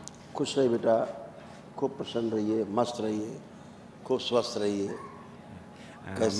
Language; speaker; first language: Hindi; native; Hindi